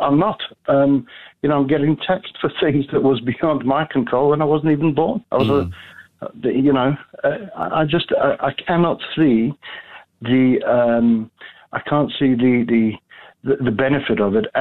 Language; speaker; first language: English; native; English